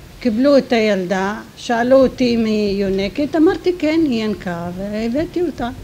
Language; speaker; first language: Hebrew; non-native, fluent; Arabic